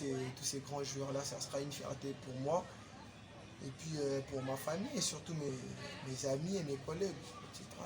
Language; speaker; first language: French; non-native, local second language; Lingala